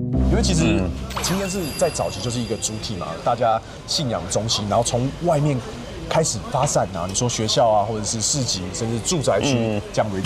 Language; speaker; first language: Chinese; native; Chinese